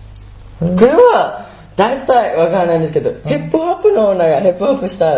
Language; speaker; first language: Japanese; non-native, learner; Burmese